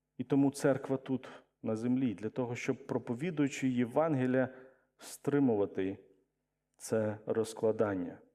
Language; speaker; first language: Ukrainian; non-native, local second language; Russian